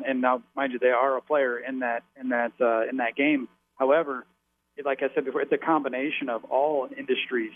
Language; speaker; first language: English; native; English